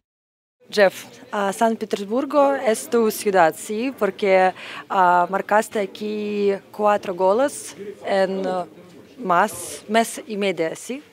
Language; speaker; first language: Spanish; non-native, fluent; Russian